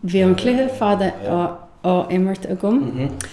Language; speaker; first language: Irish; non-native, learner; English